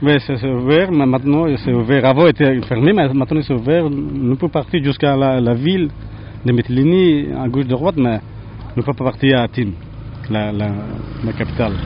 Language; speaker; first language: French; non-native, learner; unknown